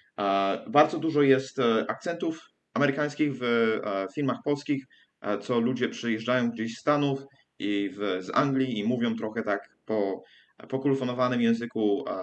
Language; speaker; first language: Polish; early bilingual, heritage; English